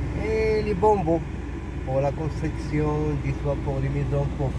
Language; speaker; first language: French; non-native, local second language; Arabic